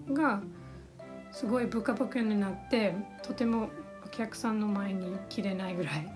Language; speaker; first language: Japanese; non-native, fluent; English